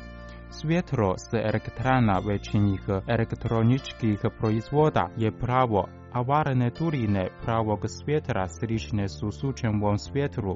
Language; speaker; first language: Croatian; non-native, fluent; Chinese